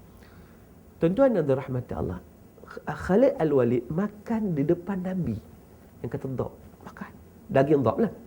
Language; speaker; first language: Malay; native; Malay